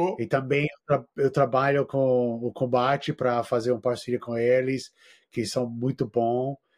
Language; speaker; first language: Portuguese; non-native, learner; English